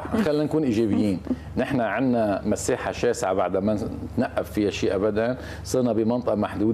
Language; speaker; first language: Arabic; native; Arabic